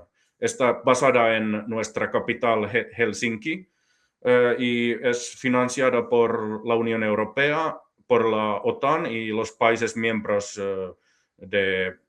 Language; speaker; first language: Spanish; non-native, fluent; Finnish